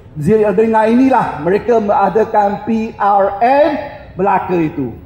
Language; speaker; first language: Malay; non-native, local second language; Chinese